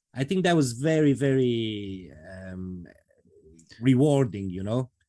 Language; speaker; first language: English; non-native, fluent; Romanian